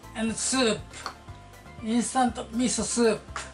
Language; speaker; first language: English; non-native, learner; Japanese